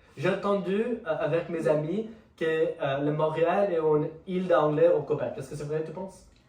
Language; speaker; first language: French; non-native, learner; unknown